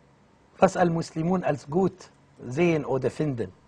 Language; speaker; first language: German; non-native, fluent; Arabic